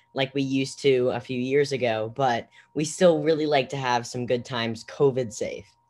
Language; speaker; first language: English; native; English